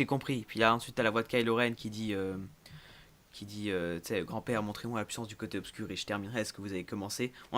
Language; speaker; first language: French; native; French